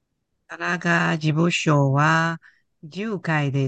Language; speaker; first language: Japanese; non-native, learner; Chinese